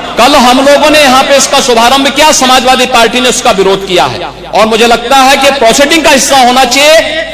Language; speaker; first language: Hindi; native; Hindi